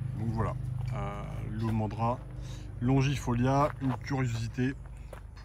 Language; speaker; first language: French; native; French